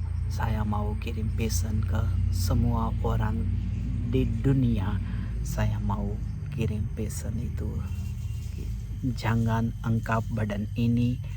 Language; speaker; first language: Indonesian; non-native, fluent; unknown